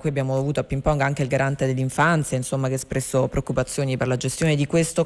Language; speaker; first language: Italian; native; Italian